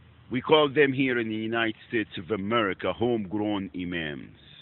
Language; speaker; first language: English; non-native, fluent; Arabic